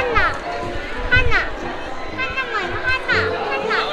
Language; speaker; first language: Korean; early bilingual, heritage; Korean